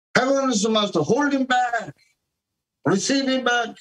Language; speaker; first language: English; non-native, local second language; Telugu